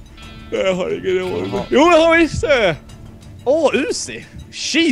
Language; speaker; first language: Swedish; native; Swedish